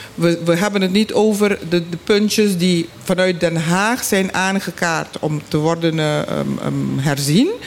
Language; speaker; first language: Dutch; non-native, local second language; Papiamento